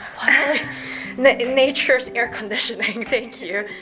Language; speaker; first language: English; native; English